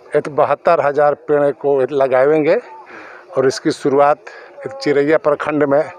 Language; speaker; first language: Hindi; native; Hindi